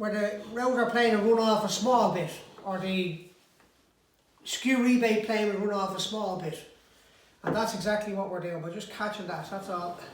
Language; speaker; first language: English; native; English